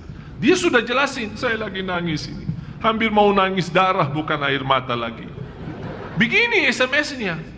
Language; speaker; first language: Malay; non-native, fluent; Arabic